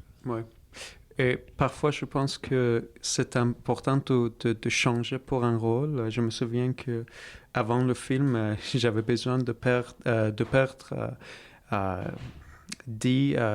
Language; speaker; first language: French; non-native, fluent; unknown